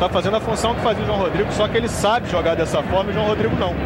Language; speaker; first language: Portuguese; native; Portuguese